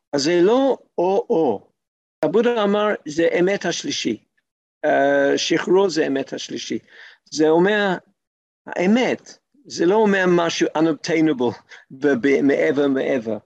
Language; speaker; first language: Hebrew; non-native, fluent; English